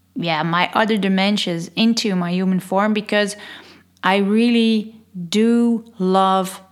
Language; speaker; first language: English; non-native, fluent; Dutch